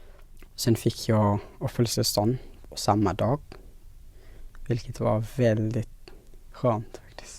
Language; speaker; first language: Swedish; non-native, fluent; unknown